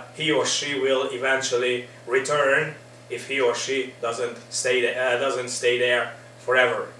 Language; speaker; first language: English; non-native, fluent; Hungarian